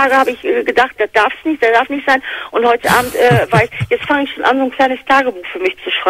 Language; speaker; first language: German; native; German